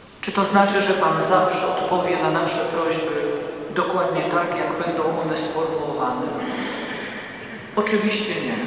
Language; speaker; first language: Polish; native; Polish